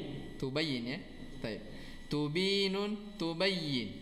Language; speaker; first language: Arabic; non-native, fluent; Indonesian